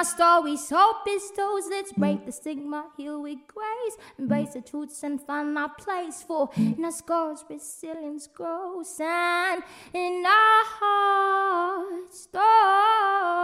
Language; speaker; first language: English; non-native, local second language; Cebuano